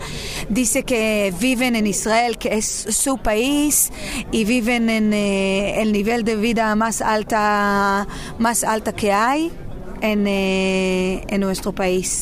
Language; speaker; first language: Spanish; non-native, fluent; Hebrew